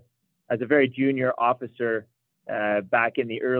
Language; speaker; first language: English; native; English